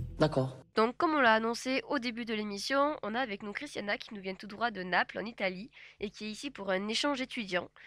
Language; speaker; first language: French; native; French